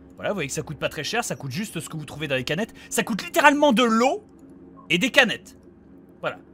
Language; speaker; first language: French; native; French